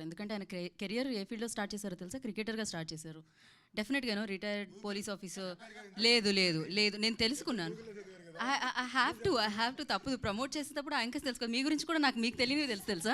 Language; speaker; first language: Telugu; native; Telugu